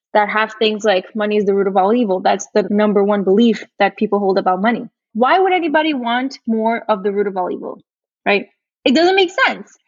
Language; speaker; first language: English; early bilingual, other home language; Portuguese